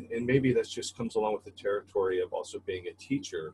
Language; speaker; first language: English; native; English